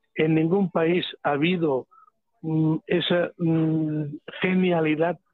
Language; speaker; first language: Spanish; native; Spanish